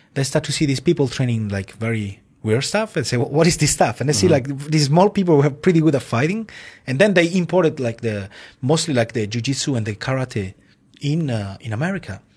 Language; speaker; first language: English; non-native, fluent; Italian